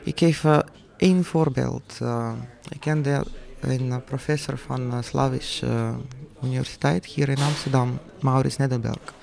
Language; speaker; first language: Dutch; non-native, fluent; Russian